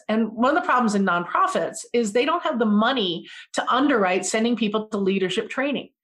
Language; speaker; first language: English; native; English